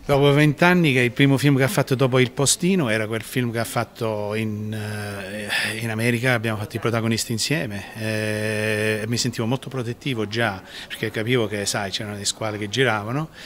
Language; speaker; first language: Italian; non-native, fluent; Sicilian